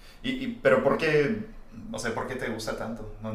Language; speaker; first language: Spanish; non-native, fluent; English